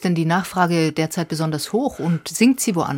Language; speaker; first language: German; native; German